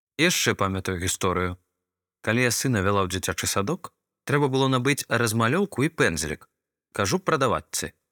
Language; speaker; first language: Belarusian; non-native, local second language; Russian